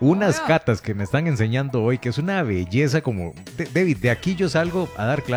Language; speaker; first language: Spanish; native; Spanish